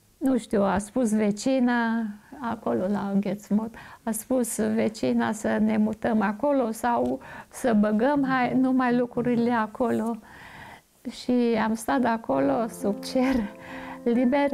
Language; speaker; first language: Romanian; non-native, local second language; German